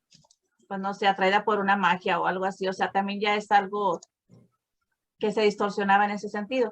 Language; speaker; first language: Spanish; native; Spanish